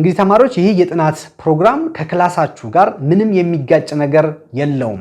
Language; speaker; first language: Amharic; native; Amharic